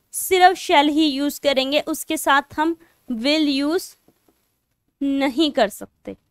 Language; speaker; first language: Hindi; non-native, local second language; Punjabi